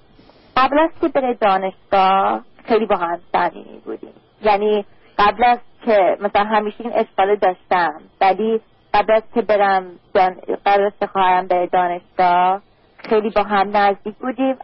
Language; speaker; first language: Persian; early bilingual, heritage; Persian